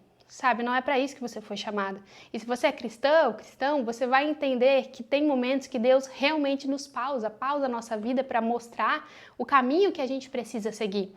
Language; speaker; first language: Portuguese; native; Portuguese